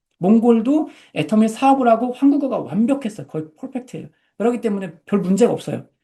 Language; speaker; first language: Korean; native; Korean